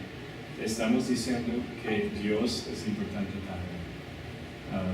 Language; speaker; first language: Spanish; non-native, fluent; English